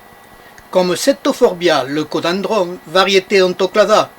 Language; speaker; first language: French; native; French